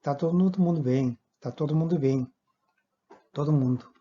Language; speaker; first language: Portuguese; non-native, fluent; Korean